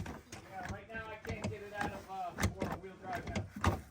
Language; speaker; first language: English; native; English